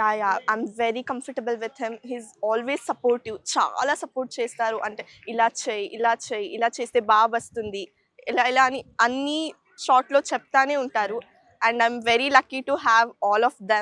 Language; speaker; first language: Telugu; non-native, learner; Kannada